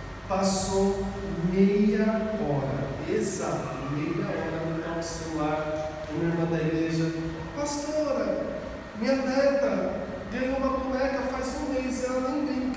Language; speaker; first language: Portuguese; native; Portuguese